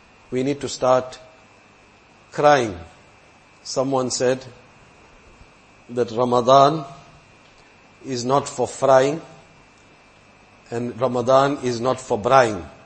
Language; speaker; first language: English; native; English